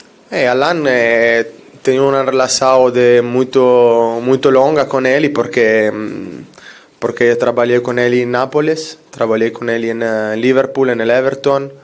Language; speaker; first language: Portuguese; non-native, fluent; Italian